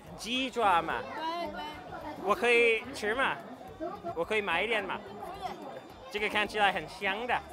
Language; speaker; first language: Chinese; non-native, fluent; English